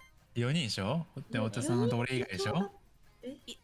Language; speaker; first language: Japanese; native; Japanese